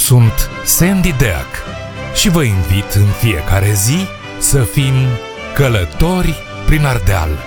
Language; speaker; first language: Romanian; native; Romanian